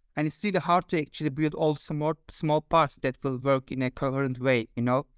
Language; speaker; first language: English; non-native, fluent; Turkish